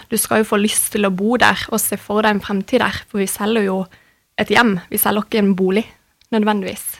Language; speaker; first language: Norwegian; native; Norwegian